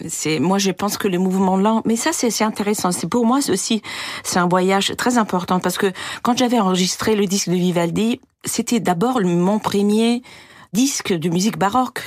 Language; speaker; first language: French; non-native, fluent; Italian